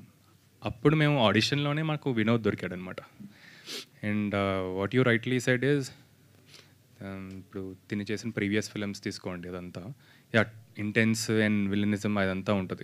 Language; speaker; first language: Telugu; native; Telugu